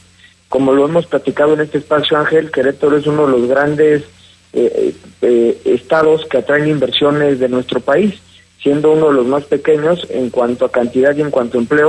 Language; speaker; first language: Spanish; native; Spanish